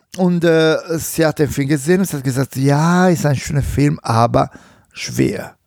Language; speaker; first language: German; non-native, fluent; Italian